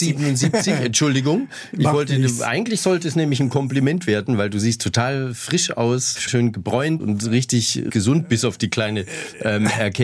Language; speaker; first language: German; native; German